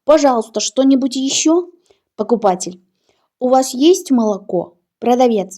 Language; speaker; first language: Russian; non-native, fluent; Uzbek